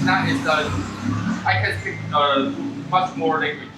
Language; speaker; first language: English; non-native, learner; Chinese